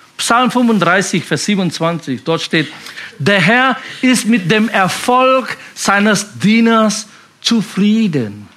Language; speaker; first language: German; non-native, fluent; Indonesian